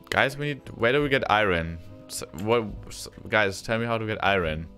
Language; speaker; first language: English; non-native, fluent; German